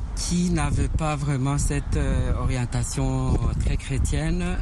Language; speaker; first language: French; non-native, local second language; Kinyarwanda